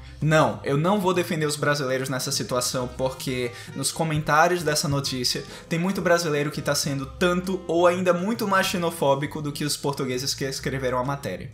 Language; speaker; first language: Portuguese; native; Portuguese